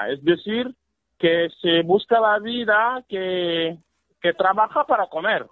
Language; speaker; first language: Spanish; non-native, fluent; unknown